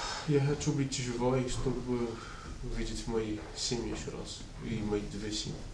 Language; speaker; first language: Russian; non-native, learner; Portuguese